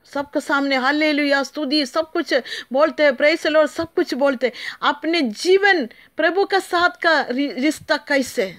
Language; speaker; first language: Hindi; non-native, local second language; Malayalam